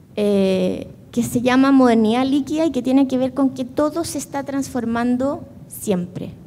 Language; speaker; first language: Spanish; native; Spanish